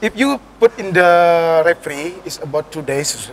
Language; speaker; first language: English; non-native, learner; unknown